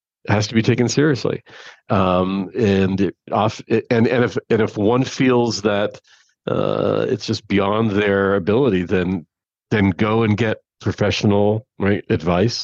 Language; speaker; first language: English; native; English